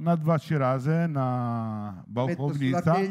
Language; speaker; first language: Polish; non-native, learner; Italian